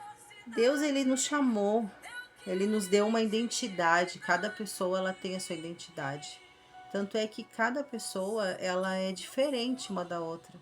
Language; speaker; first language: Portuguese; native; Portuguese